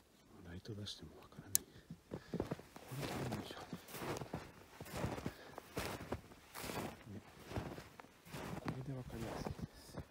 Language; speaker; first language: Japanese; non-native, fluent; French